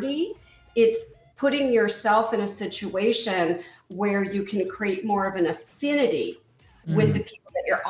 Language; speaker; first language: English; native; English